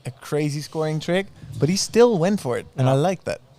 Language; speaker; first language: English; non-native, fluent; Dutch